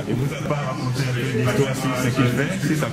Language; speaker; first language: French; native; French